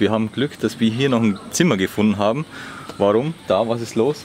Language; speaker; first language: German; native; German